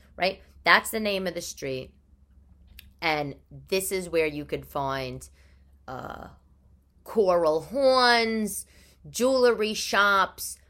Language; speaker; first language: English; early bilingual, other home language; Italian